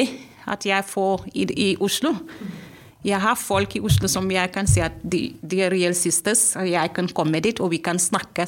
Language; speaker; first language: Norwegian; non-native, fluent; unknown